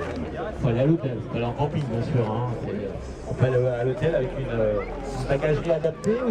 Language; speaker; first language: French; native; French